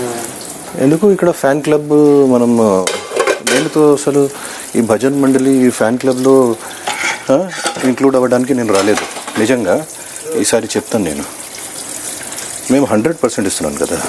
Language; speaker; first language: Telugu; non-native, fluent; Hindi